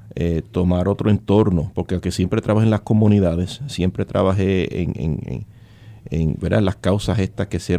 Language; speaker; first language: Spanish; early bilingual, heritage; Spanish